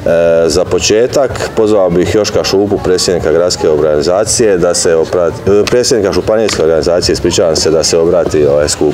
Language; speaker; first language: Serbian; native; Serbian